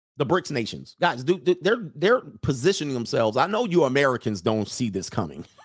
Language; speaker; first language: English; native; English